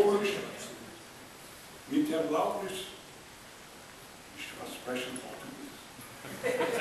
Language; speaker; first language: German; non-native, learner; Portuguese